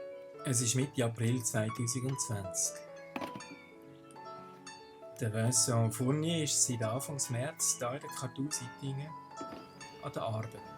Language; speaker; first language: German; native; German